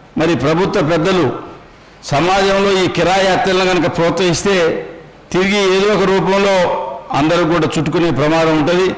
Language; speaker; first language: Telugu; native; Telugu